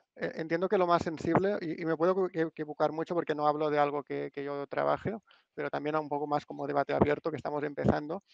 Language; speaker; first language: Spanish; non-native, local second language; Catalan